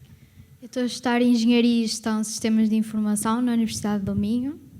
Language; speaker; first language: Portuguese; native; Portuguese